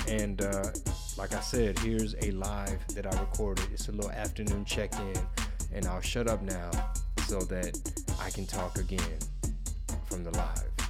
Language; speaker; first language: English; early bilingual, other home language; Spanish